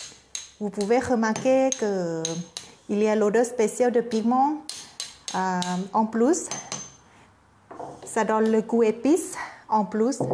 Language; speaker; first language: French; non-native, learner; Thai